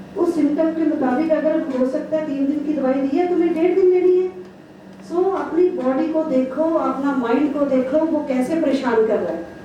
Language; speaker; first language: Hindi; non-native, local second language; Punjabi